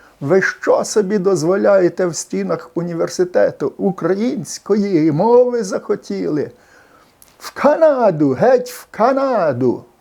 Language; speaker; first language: Ukrainian; native; Ukrainian